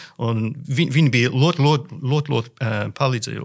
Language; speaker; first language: Latvian; non-native, learner; English